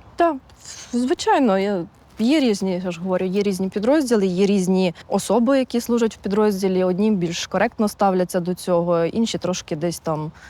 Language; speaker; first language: Ukrainian; native; Ukrainian